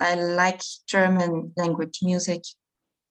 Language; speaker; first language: English; non-native, fluent; German